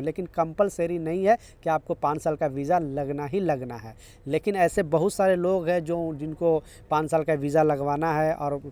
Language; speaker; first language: Hindi; native; Hindi